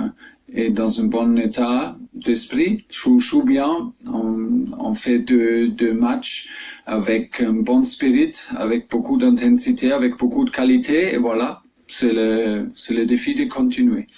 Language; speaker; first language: French; non-native, fluent; German